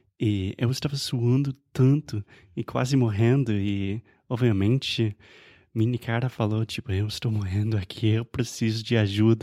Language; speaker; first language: Portuguese; non-native, fluent; English